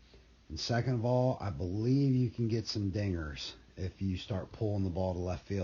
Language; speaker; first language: English; native; English